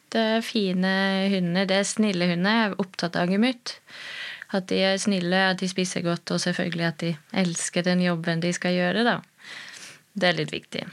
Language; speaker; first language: Norwegian; non-native, fluent; German